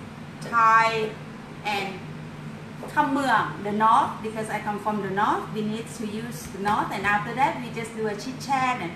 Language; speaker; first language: English; non-native, learner; Thai